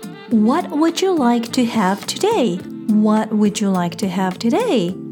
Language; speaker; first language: English; non-native, fluent; Japanese